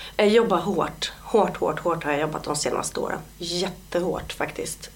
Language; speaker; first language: Swedish; early bilingual, other home language; Polish